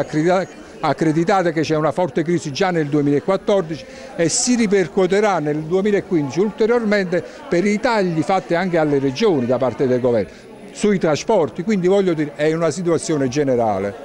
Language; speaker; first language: Italian; native; Italian